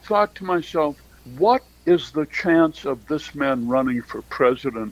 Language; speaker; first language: English; native; English